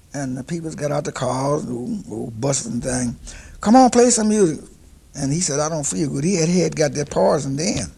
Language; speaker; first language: English; native; English